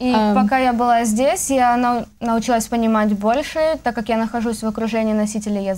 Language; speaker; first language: Russian; non-native, learner; English